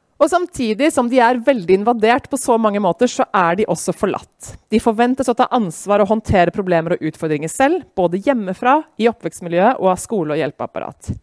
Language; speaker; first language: Norwegian; native; Norwegian